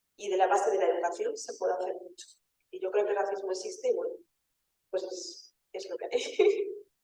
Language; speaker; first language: Spanish; early bilingual, other home language; Wolof